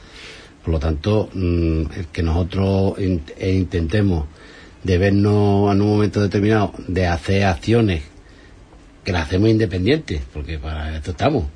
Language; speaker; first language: Spanish; native; Spanish